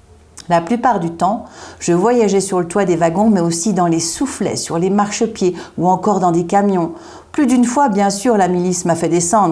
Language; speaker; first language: French; native; French